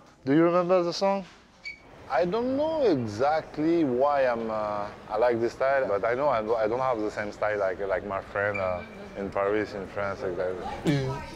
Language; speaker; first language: English; non-native, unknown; French